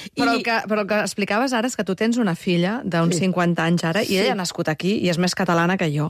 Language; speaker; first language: Catalan; native; Catalan